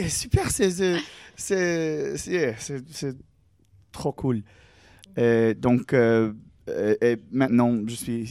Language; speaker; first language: French; non-native, learner; English